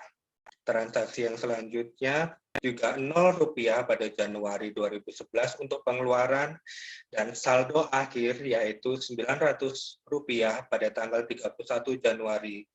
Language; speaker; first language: Indonesian; native; Indonesian